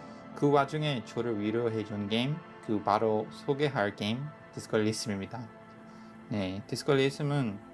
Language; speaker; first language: Korean; non-native, fluent; English